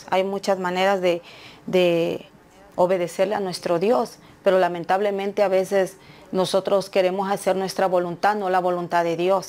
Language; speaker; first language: Spanish; native; Spanish